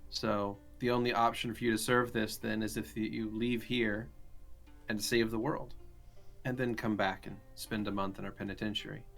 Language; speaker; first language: English; native; English